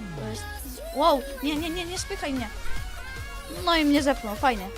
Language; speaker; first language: Polish; native; Polish